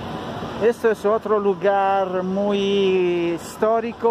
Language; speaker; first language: Spanish; non-native, fluent; Italian